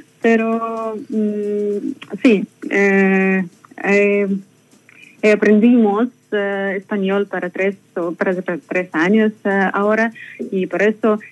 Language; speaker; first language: Spanish; non-native, learner; Russian